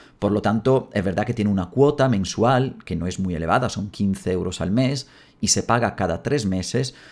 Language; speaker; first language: Spanish; native; Spanish